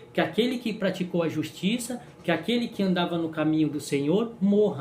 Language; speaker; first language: Portuguese; native; Portuguese